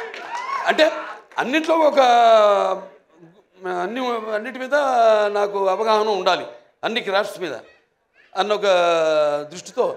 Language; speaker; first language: Telugu; native; Telugu